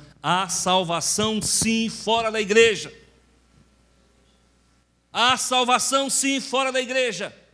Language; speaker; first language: Portuguese; native; Portuguese